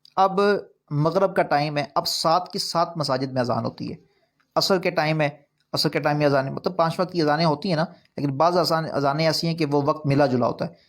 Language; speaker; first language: Urdu; non-native, local second language; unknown